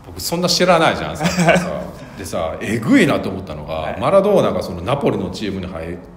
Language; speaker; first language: Japanese; native; Japanese